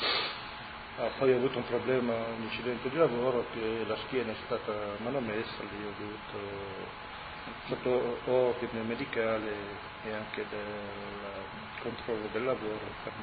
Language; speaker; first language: Italian; early bilingual, heritage; Italian